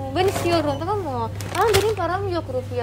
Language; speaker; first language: Turkish; non-native, learner; Indonesian